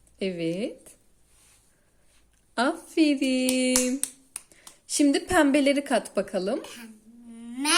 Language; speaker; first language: Turkish; native; Turkish